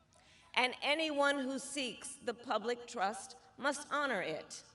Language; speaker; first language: English; native; English